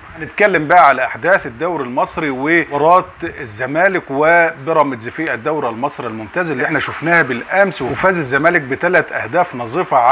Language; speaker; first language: Arabic; native; Arabic